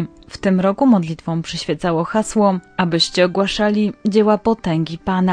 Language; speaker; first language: Polish; native; Polish